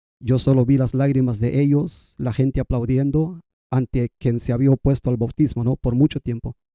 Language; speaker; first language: Spanish; non-native, local second language; Kʼicheʼ